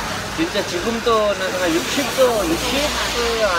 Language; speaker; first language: Korean; non-native, learner; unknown